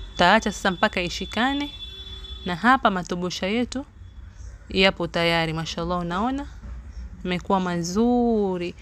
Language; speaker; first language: Swahili; native; Swahili